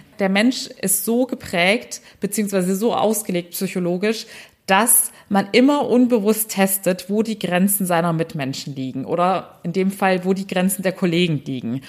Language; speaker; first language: German; early bilingual, other home language; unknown